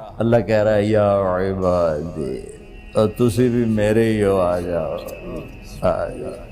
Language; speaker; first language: Urdu; non-native, local second language; Punjabi